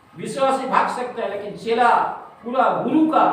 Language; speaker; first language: Hindi; non-native, local second language; Bangla